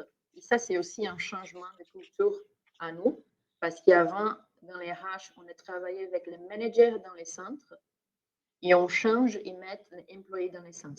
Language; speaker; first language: French; non-native, fluent; Portuguese